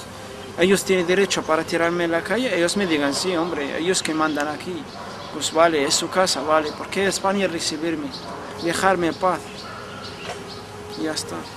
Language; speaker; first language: Spanish; non-native, learner; Arabic